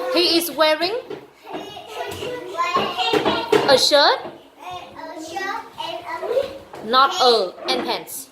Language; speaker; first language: English; non-native, fluent; Vietnamese